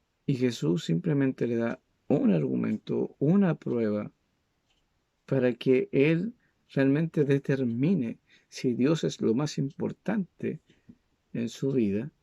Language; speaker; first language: Spanish; native; Spanish